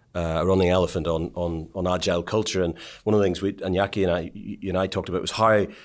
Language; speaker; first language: English; native; English